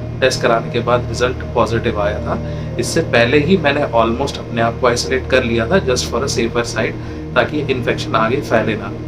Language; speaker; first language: Hindi; non-native, local second language; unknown